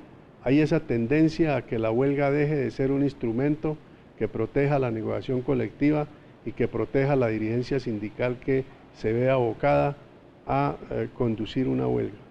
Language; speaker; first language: Spanish; native; Spanish